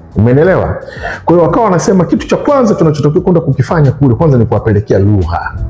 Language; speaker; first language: Swahili; native; Swahili